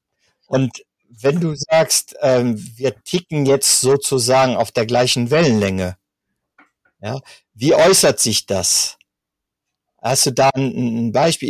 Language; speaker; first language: German; native; German